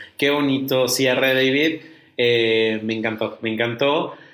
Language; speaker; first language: Spanish; native; Spanish